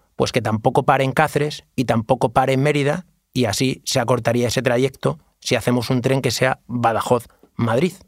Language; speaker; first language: Spanish; native; Spanish